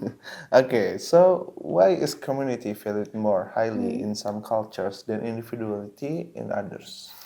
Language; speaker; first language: English; non-native, local second language; Indonesian